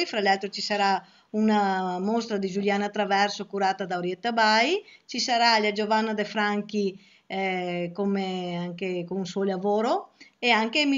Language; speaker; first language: Italian; native; Italian